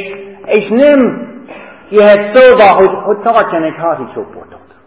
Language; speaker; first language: Hungarian; non-native, fluent; English